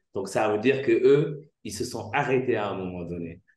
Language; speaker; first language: French; non-native, local second language; Wolof